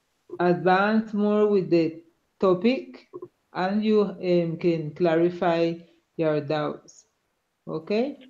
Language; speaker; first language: English; non-native, learner; Spanish